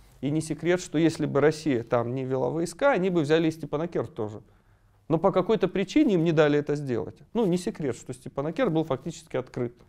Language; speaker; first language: Russian; native; Russian